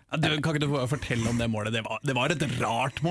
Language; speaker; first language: Norwegian; native; Norwegian